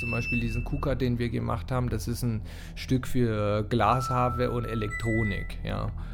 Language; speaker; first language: German; early bilingual, other home language; Persian